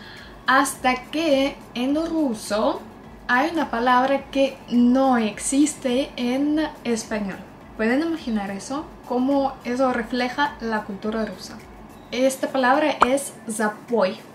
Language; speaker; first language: Spanish; non-native, fluent; Russian